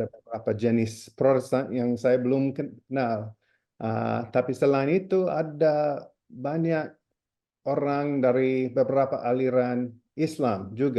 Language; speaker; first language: Indonesian; non-native, fluent; English